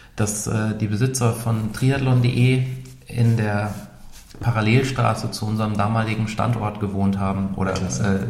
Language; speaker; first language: German; native; German